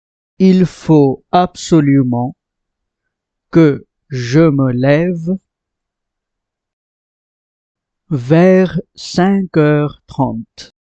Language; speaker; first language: French; non-native, fluent; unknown